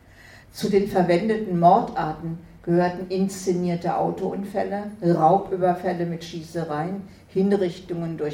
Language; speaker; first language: German; native; German